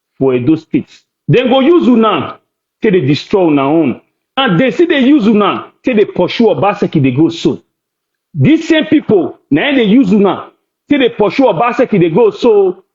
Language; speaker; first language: Nigerian Pidgin; non-native, local second language; Bini